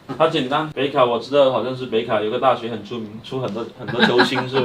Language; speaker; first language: Chinese; native; Chinese